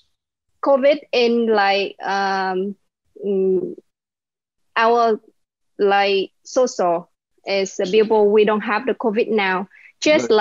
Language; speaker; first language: English; non-native, learner; Vietnamese